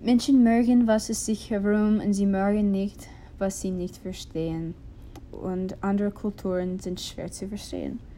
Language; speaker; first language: German; non-native, learner; English